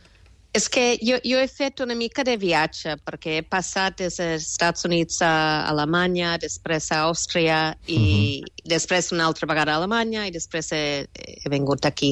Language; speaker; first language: Catalan; non-native, fluent; English